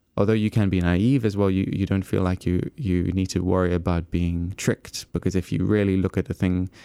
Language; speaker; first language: English; native; English